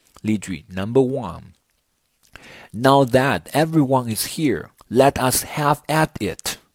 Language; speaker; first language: English; non-native, fluent; Chinese